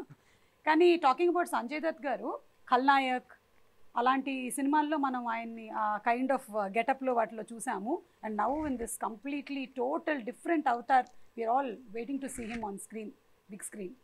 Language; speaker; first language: Telugu; native; Telugu